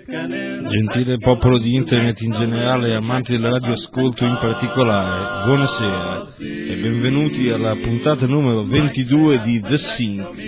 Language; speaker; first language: Italian; native; Italian